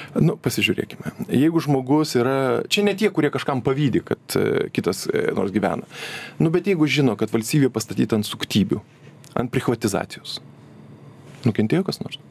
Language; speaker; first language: Lithuanian; native; Lithuanian